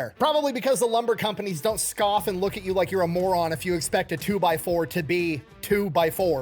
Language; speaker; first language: English; native; English